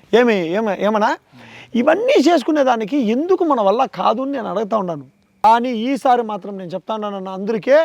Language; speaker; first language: Telugu; native; Telugu